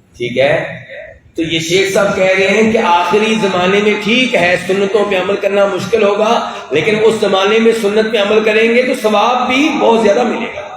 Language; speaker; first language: Urdu; non-native, local second language; Punjabi